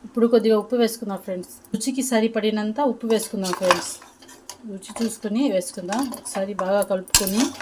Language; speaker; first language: Telugu; non-native, local second language; Urdu